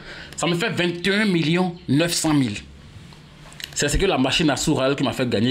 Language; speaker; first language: French; native; French